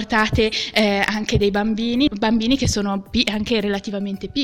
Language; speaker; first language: Italian; native; Italian